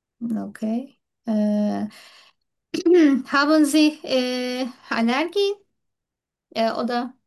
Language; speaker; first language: German; non-native, learner; Turkish